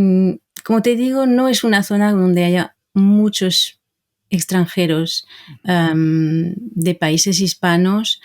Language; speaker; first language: Spanish; non-native, fluent; French